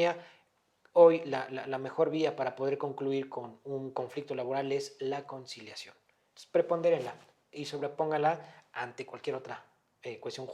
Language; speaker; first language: Spanish; native; Spanish